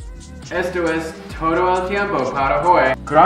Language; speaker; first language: Spanish; non-native, learner; English